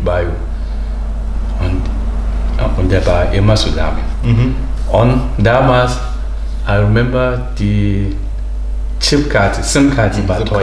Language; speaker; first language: German; non-native, learner; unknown